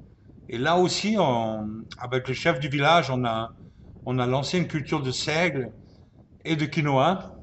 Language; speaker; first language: French; native; French